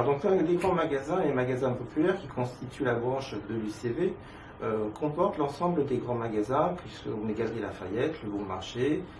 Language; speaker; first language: French; native; French